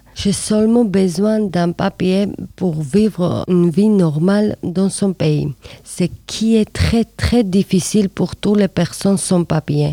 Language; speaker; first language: French; non-native, learner; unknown